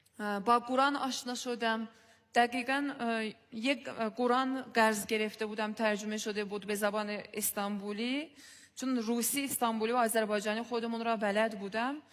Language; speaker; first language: Persian; non-native, fluent; Azerbaijani